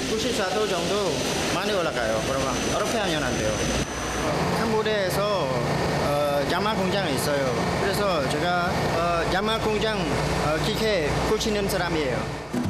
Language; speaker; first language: Korean; non-native, learner; Khmer